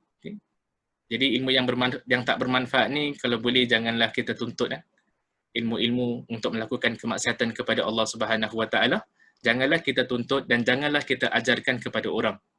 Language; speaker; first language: Malay; native; Malay